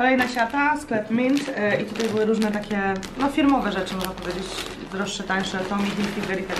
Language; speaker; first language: Polish; native; Polish